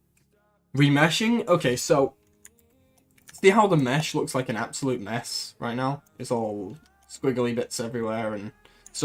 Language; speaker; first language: English; native; English